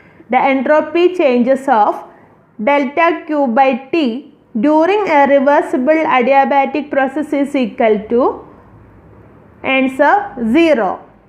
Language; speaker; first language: English; non-native, local second language; Malayalam